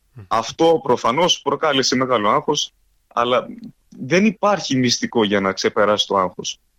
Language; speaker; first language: Greek; early bilingual, heritage; Greek